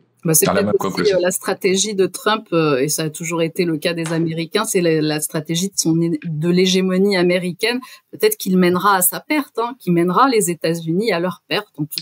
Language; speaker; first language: French; native; French